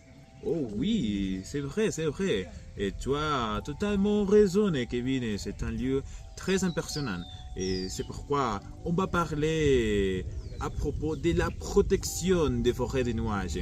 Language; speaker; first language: French; non-native, learner; Spanish